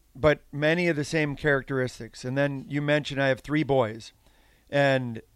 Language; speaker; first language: English; native; English